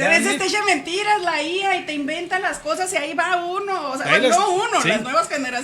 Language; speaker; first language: Spanish; native; Spanish